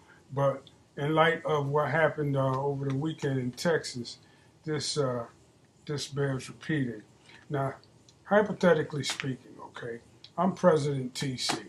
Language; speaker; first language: English; native; English